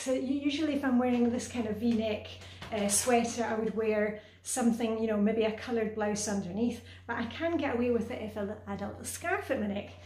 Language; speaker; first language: English; native; English